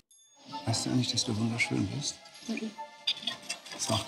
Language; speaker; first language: German; native; German